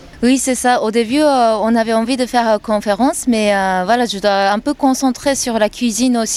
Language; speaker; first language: French; non-native, fluent; Japanese